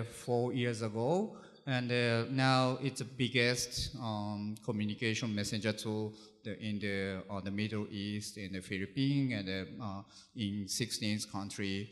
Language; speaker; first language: English; non-native, learner; Japanese